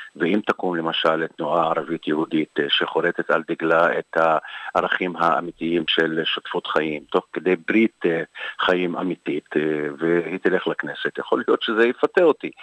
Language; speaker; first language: Hebrew; non-native, local second language; Arabic